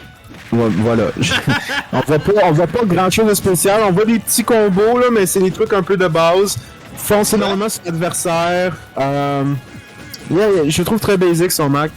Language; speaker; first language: French; native; French